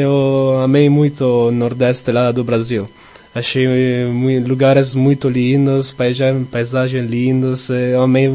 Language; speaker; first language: Portuguese; non-native, learner; Italian